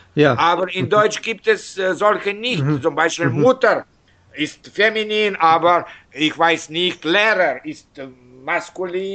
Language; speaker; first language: German; non-native, learner; Russian